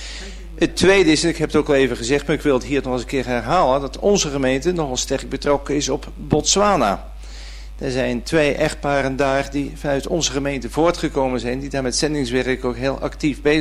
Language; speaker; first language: Dutch; native; Dutch